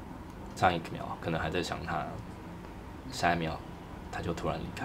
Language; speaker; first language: Chinese; native; Chinese